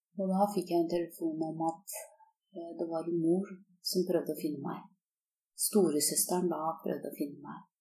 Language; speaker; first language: Norwegian; early bilingual, other home language; Korean